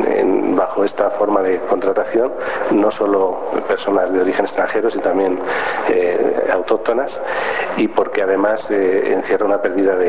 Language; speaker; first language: Spanish; native; Spanish